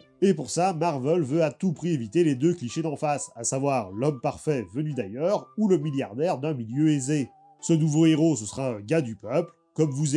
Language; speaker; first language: French; native; French